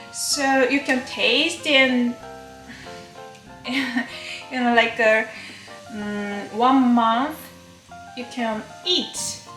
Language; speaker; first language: English; non-native, learner; Japanese